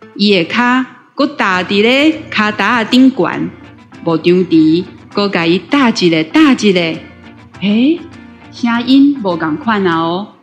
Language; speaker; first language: Chinese; native; Chinese